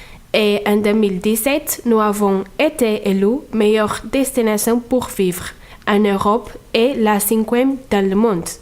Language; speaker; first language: French; non-native, fluent; Portuguese